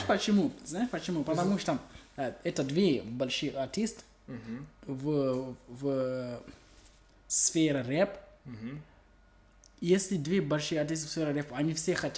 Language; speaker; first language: Russian; non-native, fluent; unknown